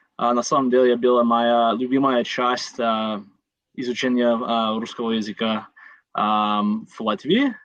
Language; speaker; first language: Russian; non-native, learner; English